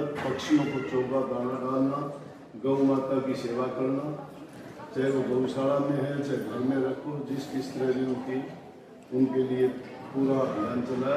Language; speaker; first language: Hindi; native; Hindi